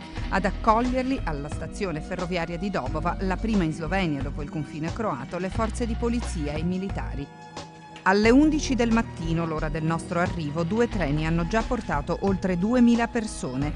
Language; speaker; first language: Italian; native; Italian